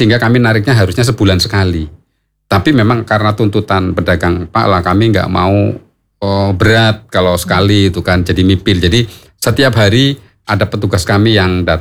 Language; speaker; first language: Indonesian; non-native, local second language; Javanese